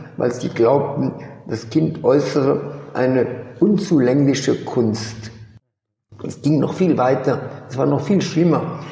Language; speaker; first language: German; early bilingual, other home language; French